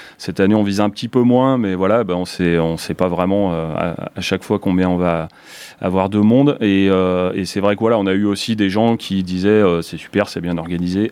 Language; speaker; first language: French; native; French